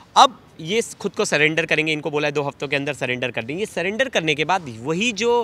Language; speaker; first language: Hindi; native; Hindi